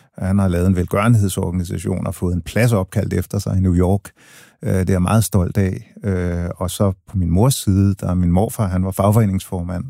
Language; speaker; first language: Danish; early bilingual, other home language; English